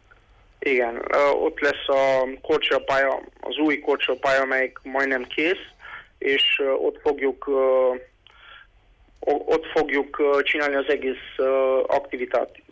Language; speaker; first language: Hungarian; non-native, local second language; Romanian